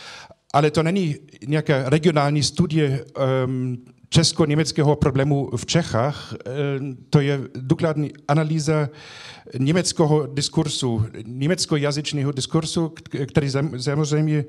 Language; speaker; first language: Czech; non-native, fluent; German